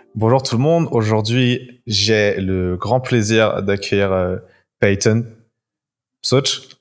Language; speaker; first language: French; non-native, local second language; Malagasy